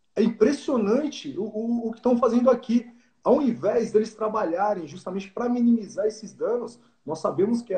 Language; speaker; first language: Portuguese; native; Portuguese